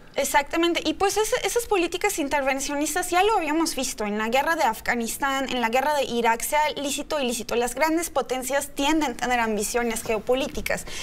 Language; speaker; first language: Spanish; non-native, fluent; Turkish